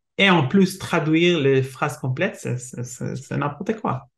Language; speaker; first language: French; non-native, learner; Hebrew